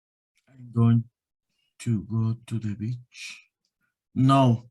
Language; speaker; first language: English; non-native, learner; Spanish